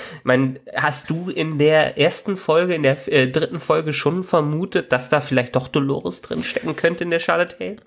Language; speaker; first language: German; native; German